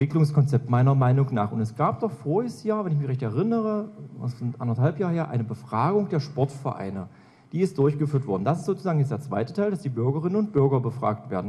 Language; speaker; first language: German; native; German